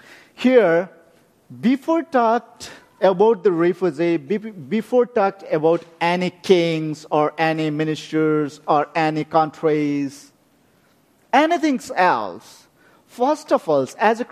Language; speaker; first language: English; non-native, local second language; Nepali